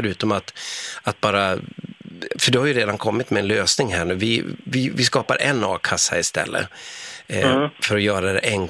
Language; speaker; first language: Swedish; native; Swedish